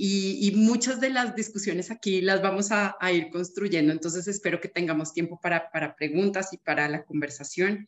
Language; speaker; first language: Spanish; native; Spanish